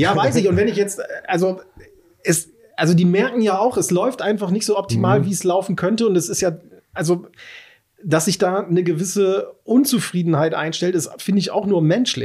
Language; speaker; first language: German; native; German